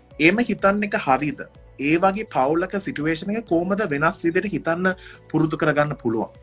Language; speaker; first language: Sinhala; non-native, local second language; Tamil